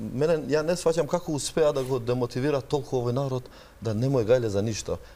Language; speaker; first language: Macedonian; non-native, local second language; Albanian